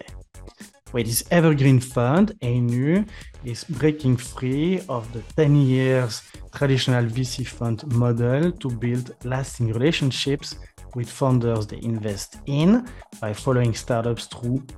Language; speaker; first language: English; non-native, fluent; French